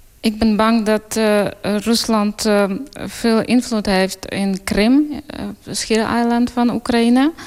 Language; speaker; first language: Dutch; non-native, fluent; Ukrainian